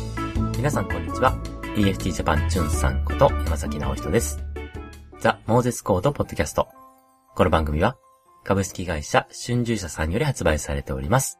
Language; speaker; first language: Japanese; native; Japanese